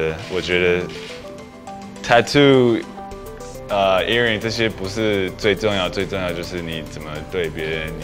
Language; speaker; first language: Chinese; early bilingual, heritage; English